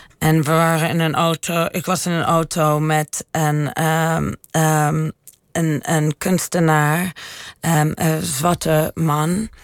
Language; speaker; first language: Dutch; early bilingual, heritage; Dutch